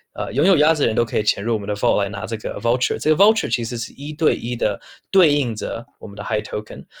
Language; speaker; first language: Chinese; early bilingual, heritage; Chinese